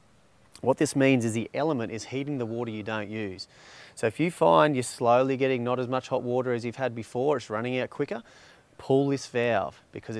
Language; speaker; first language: English; native; English